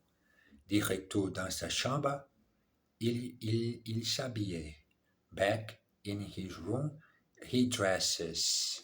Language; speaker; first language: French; non-native, learner; English